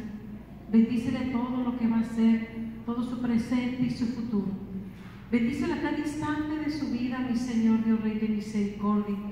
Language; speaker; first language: Spanish; native; Spanish